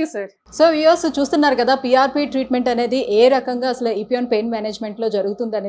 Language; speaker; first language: Telugu; native; Telugu